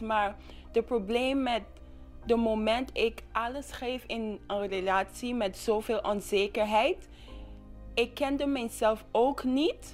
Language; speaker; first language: Dutch; non-native, local second language; English